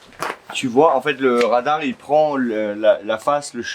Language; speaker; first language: French; native; French